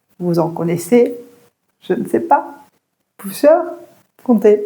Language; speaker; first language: French; native; French